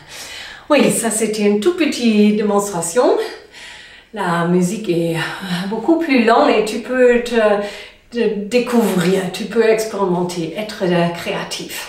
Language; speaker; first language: French; non-native, learner; German